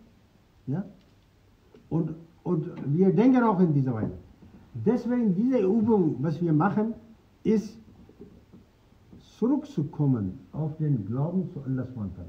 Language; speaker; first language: German; non-native, fluent; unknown